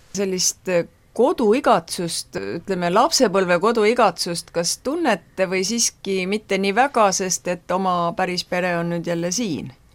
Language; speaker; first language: Estonian; native; Estonian